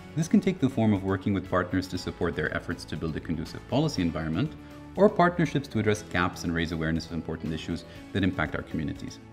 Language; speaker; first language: English; non-native, fluent; Arabic